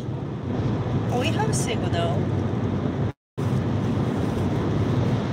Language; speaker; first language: English; non-native, learner; Japanese